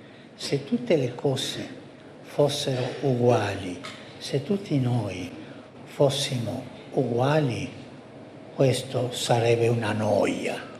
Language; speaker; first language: Italian; early bilingual, heritage; Spanish